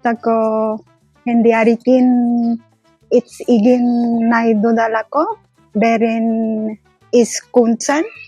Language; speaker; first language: Basque; non-native, learner; Cebuano